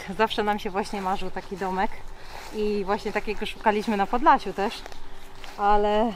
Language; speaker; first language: Polish; native; Polish